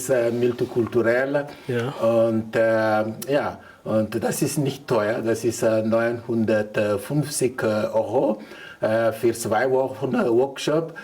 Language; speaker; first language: German; non-native, learner; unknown